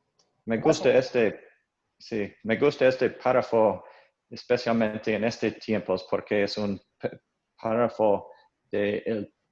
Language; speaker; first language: Spanish; non-native, learner; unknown